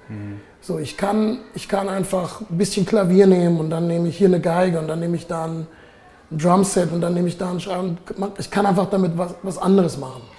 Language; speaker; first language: German; native; German